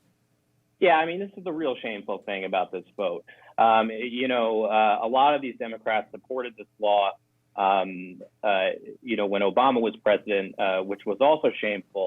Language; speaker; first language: English; native; English